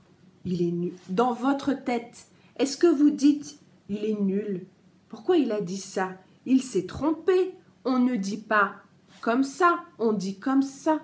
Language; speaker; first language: French; native; French